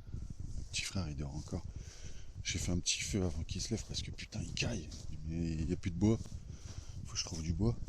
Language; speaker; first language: French; native; French